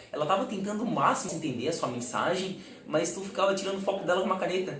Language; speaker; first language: Portuguese; native; Portuguese